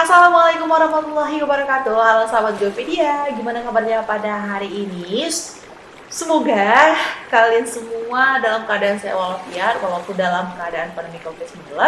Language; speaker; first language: Indonesian; native; Indonesian